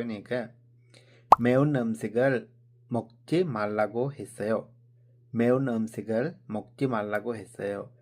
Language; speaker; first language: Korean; non-native, fluent; Sinhala